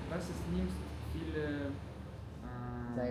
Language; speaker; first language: German; non-native, learner; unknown